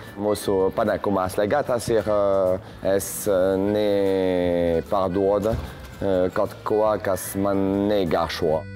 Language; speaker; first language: Latvian; non-native, learner; French